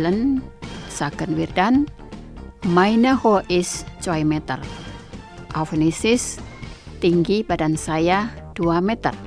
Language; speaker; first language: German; non-native, fluent; Indonesian